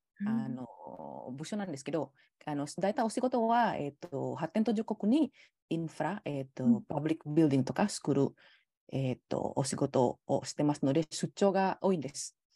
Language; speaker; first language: Japanese; non-native, fluent; Indonesian